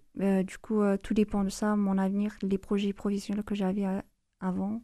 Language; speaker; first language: French; non-native, fluent; Amharic